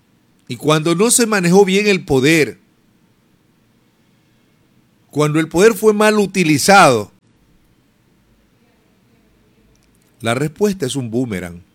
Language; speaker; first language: Spanish; native; Spanish